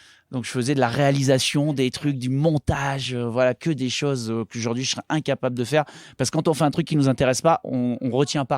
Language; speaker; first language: French; native; French